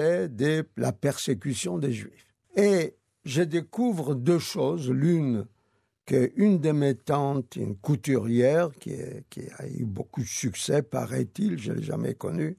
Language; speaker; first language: French; non-native, fluent; Yiddish